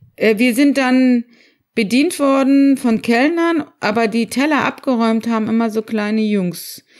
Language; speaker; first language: German; early bilingual, other home language; Turkish